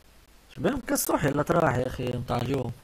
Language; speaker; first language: Arabic; native; Arabic